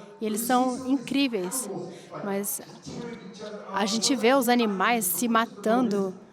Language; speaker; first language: Portuguese; native; Portuguese